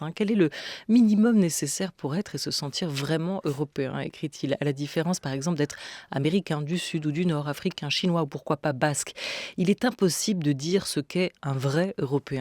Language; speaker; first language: French; native; French